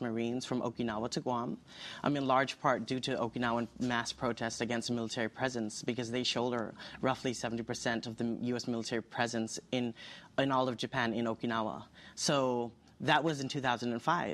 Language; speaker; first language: English; native; English